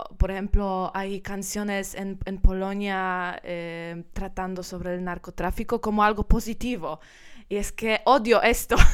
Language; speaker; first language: Spanish; non-native, learner; Polish